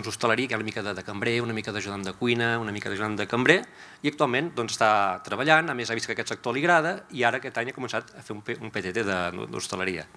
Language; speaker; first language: Catalan; native; Catalan